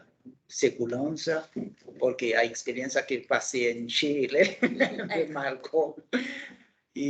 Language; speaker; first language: Portuguese; non-native, local second language; Haitian Creole